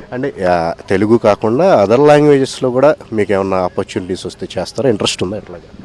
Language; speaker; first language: Telugu; native; Telugu